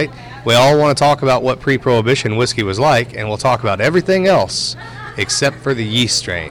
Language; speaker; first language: English; native; English